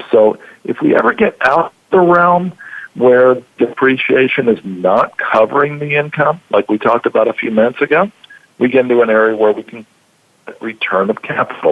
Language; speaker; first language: English; native; English